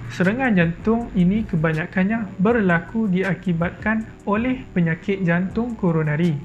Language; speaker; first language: Malay; native; Malay